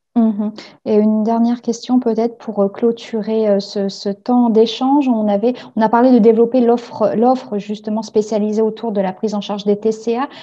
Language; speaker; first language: French; native; French